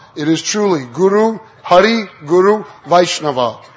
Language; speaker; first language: English; native; English